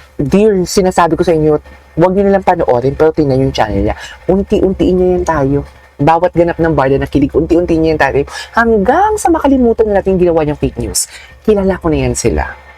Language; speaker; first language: Filipino; non-native, local second language; Hiligaynon